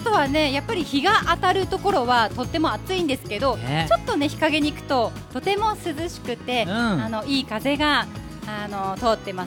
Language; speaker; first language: Japanese; native; Japanese